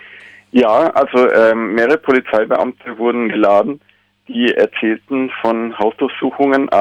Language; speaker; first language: German; native; German